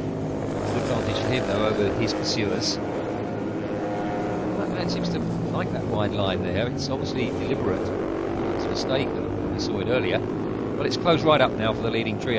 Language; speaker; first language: English; native; English